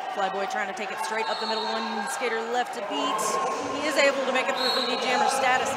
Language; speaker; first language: English; native; English